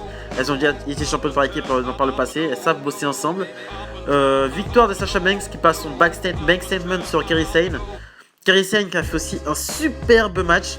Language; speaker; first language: French; native; French